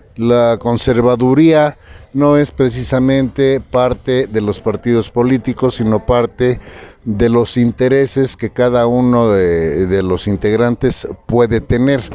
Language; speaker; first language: Spanish; native; Spanish